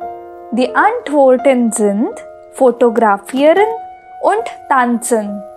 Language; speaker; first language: German; non-native, fluent; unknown